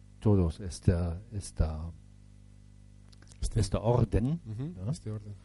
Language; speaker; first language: Spanish; non-native, fluent; German